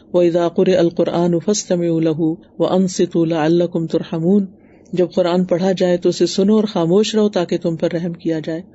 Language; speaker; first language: Urdu; native; Urdu